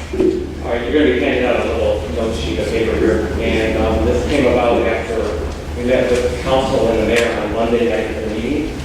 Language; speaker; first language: English; native; English